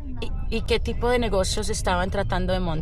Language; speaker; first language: Spanish; early bilingual, heritage; English